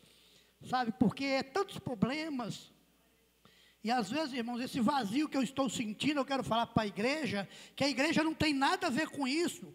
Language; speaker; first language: Portuguese; native; Portuguese